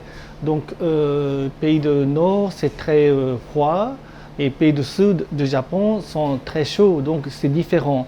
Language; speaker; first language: French; non-native, learner; Japanese